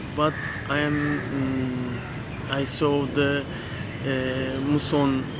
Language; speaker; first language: English; non-native, learner; Turkish